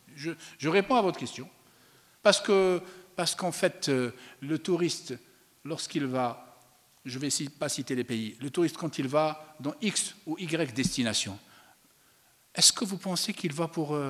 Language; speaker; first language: French; non-native, local second language; Arabic